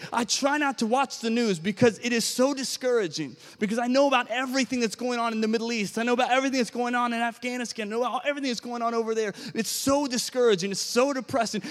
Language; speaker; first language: English; native; English